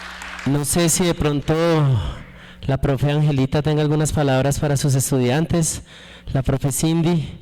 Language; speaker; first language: Spanish; native; Spanish